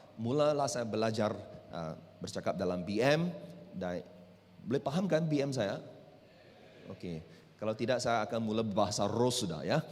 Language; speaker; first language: Malay; non-native, local second language; Chinese